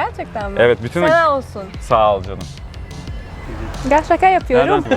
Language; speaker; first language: Turkish; non-native, learner; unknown